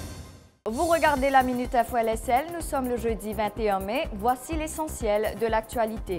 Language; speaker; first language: French; non-native, local second language; Morisyen